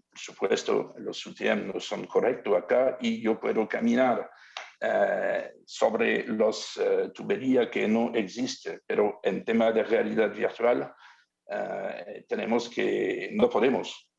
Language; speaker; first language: Spanish; non-native, learner; French